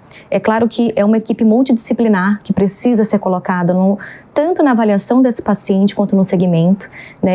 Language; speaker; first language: Portuguese; native; Portuguese